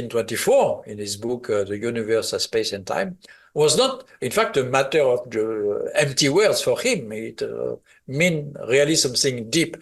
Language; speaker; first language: English; non-native, fluent; French